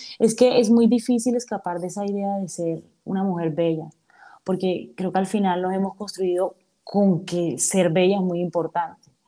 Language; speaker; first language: Spanish; native; Spanish